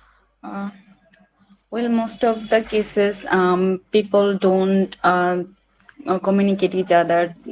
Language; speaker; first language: English; non-native, learner; Bangla